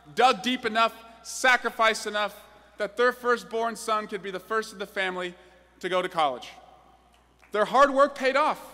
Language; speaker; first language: English; native; English